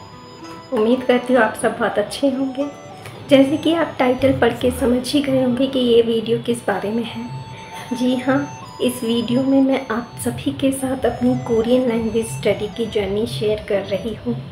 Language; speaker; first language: Hindi; native; Hindi